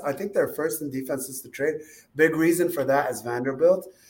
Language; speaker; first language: English; early bilingual, other home language; Arabic